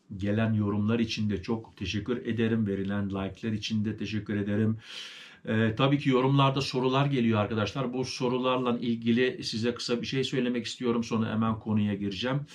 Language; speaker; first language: Turkish; early bilingual, heritage; Turkish